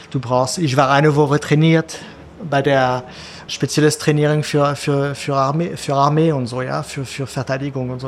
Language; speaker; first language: German; non-native, fluent; French